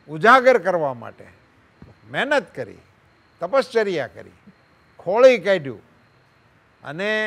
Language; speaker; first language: Gujarati; native; Gujarati